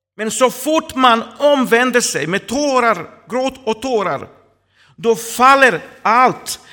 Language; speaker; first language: Swedish; non-native, fluent; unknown